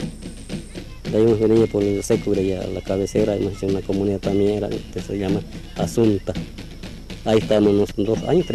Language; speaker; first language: Spanish; native; Spanish